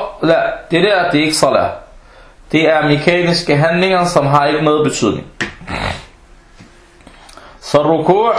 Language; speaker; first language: Danish; non-native, fluent; Arabic